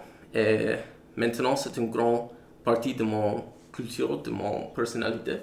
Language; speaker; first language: French; non-native, learner; English